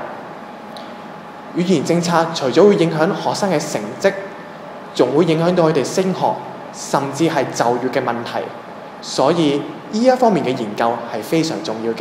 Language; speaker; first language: Chinese; non-native, local second language; Cantonese